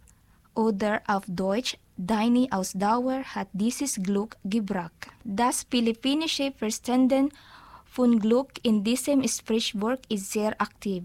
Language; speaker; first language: German; non-native, learner; Filipino